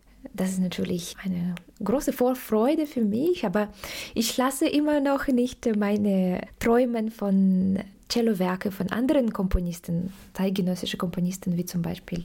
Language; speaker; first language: German; non-native, fluent; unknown